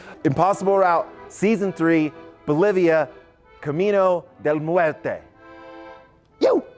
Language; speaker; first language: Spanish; non-native, learner; English